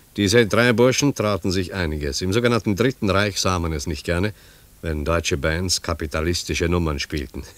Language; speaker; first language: German; native; German